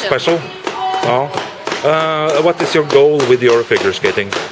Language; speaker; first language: English; non-native, fluent; Norwegian